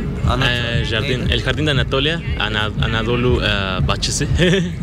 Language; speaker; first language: Turkish; non-native, fluent; Spanish